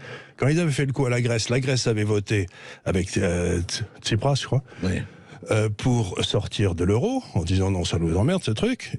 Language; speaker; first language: French; native; French